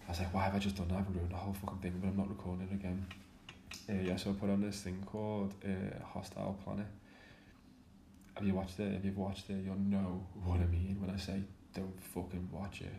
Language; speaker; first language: English; native; English